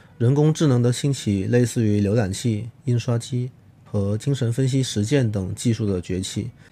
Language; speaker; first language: Chinese; non-native, local second language; Cantonese